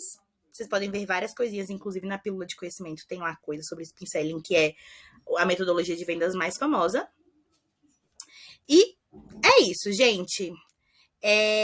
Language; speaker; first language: Portuguese; native; Portuguese